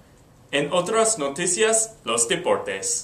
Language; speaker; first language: Spanish; non-native, learner; English